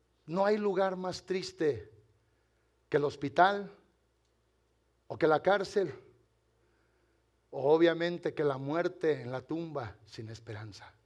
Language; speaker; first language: Spanish; native; Spanish